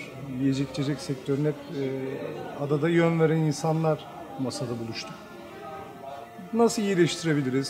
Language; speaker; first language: Turkish; native; Turkish